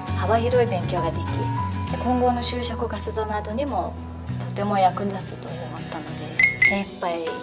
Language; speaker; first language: Japanese; non-native, fluent; Mongolian